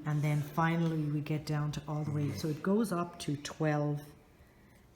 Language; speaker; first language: English; native; English